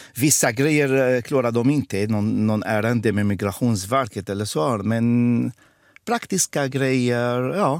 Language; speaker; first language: Swedish; non-native, fluent; Arabic